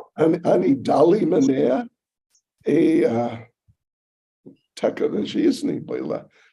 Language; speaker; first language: Russian; non-native, learner; English